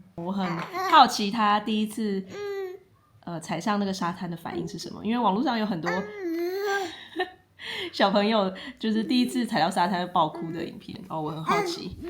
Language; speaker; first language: Chinese; non-native, fluent; Serbian